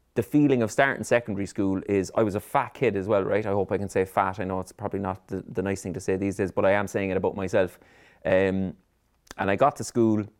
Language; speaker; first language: English; native; English